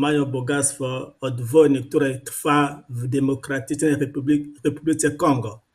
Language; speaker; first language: Polish; non-native, fluent; Lingala